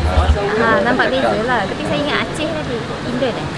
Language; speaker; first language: Malay; native; Malay